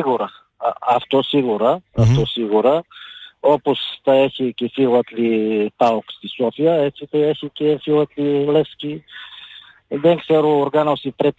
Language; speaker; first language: Greek; non-native, fluent; Bulgarian